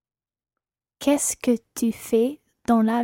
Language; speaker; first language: French; non-native, learner; English